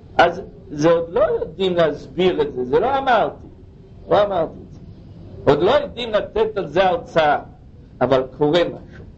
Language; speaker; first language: Hebrew; non-native, fluent; English